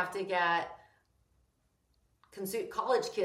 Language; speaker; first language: English; early bilingual, other home language; Greek